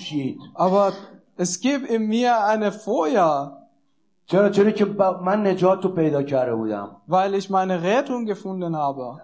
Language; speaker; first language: German; non-native, learner; Persian